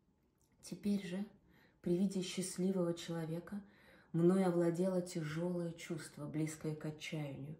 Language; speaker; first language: Russian; native; Russian